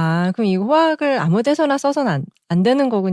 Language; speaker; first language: Korean; native; Korean